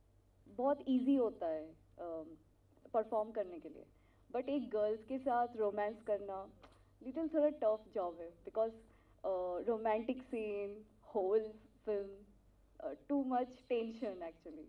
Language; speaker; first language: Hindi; non-native, local second language; Telugu